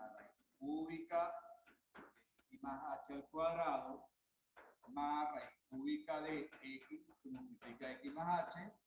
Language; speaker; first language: Spanish; native; Spanish